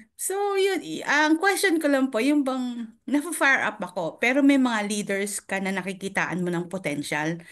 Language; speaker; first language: Filipino; native; Filipino